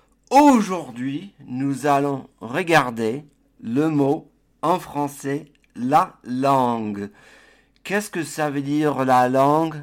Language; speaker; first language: French; non-native, fluent; English